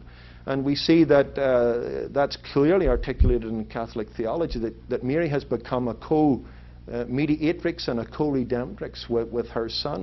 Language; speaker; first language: English; native; English